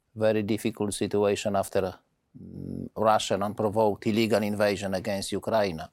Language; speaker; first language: English; non-native, learner; Polish